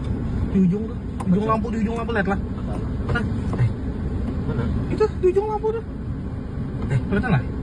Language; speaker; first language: Indonesian; native; Indonesian